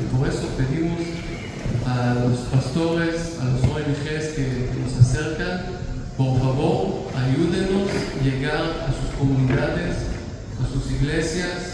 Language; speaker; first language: Spanish; non-native, fluent; Hebrew